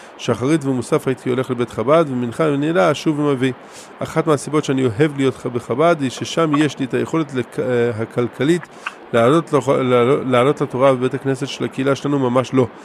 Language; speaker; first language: Hebrew; native; Hebrew